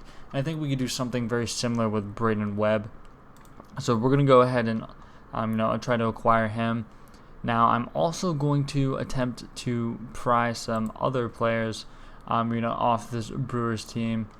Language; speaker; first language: English; native; English